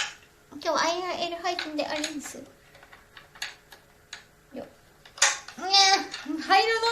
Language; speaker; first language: Japanese; native; Japanese